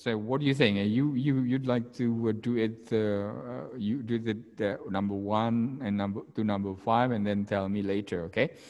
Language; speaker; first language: English; non-native, fluent; Indonesian